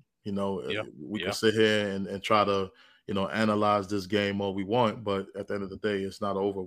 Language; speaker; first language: English; native; English